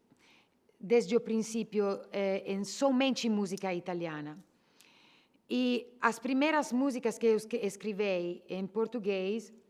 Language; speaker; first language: Portuguese; non-native, fluent; Italian